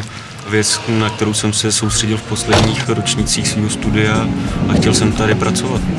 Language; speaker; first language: Czech; native; Czech